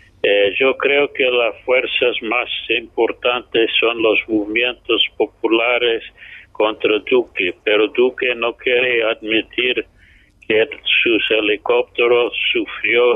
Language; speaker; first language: Spanish; non-native, fluent; English